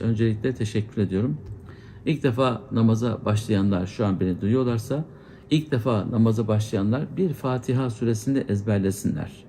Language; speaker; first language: Turkish; native; Turkish